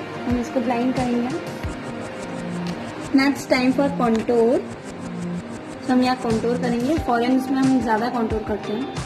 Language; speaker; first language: Hindi; native; Hindi